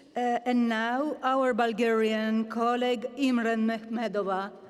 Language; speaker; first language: English; non-native, fluent; Romanian